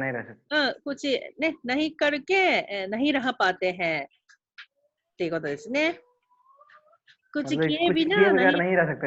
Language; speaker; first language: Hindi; non-native, fluent; Japanese